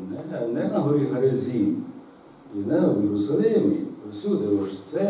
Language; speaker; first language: Ukrainian; native; Ukrainian